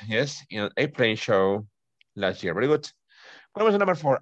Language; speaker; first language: English; non-native, fluent; Spanish